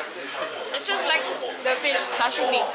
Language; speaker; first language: English; non-native, local second language; Filipino